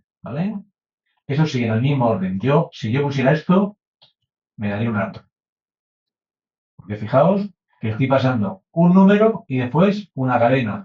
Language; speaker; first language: Spanish; native; Spanish